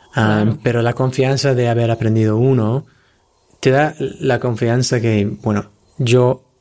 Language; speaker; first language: Spanish; non-native, fluent; English